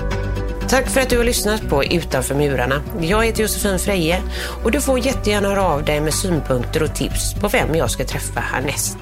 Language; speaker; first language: Swedish; native; Swedish